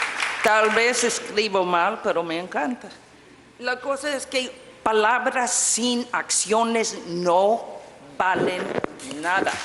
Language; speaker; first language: Spanish; non-native, fluent; English